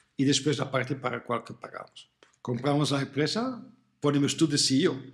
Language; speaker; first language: Spanish; non-native, fluent; French